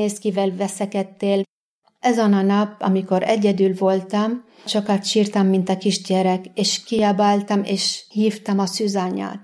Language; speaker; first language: Hungarian; non-native, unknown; Arabic